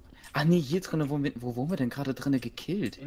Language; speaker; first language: German; native; German